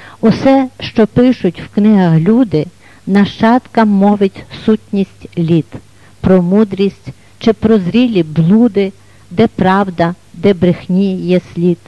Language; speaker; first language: Ukrainian; native; Ukrainian